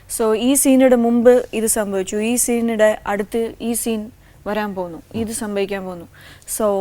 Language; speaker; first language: English; non-native, local second language; Malayalam